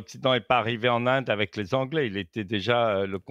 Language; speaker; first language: French; native; French